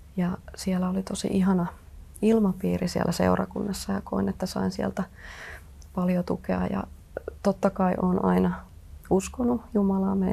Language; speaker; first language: Finnish; native; Finnish